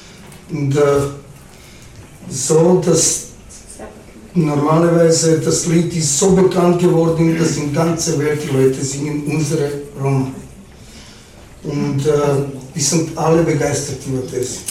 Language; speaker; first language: German; non-native, fluent; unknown